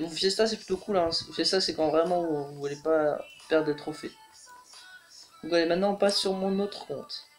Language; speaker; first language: French; native; French